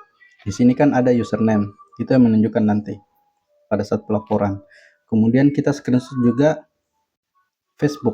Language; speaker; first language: Indonesian; native; Indonesian